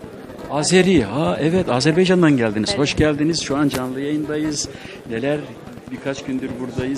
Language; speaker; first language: Turkish; native; Turkish